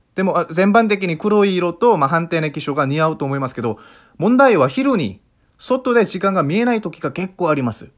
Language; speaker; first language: Japanese; non-native, fluent; Korean